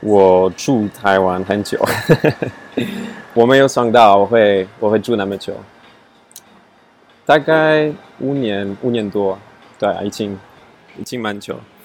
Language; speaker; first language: Chinese; non-native, fluent; French